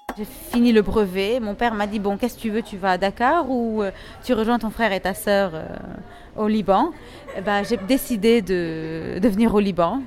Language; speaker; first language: French; non-native, local second language; Arabic